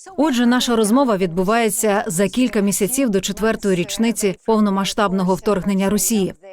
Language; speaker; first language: Ukrainian; native; Ukrainian